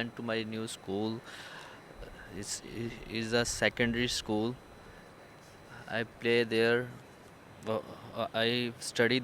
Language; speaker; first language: English; non-native, learner; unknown